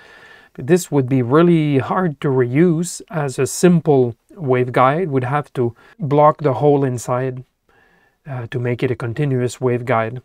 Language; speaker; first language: English; non-native, local second language; French